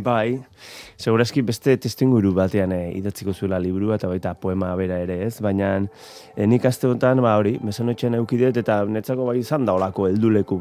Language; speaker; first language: Basque; native; Basque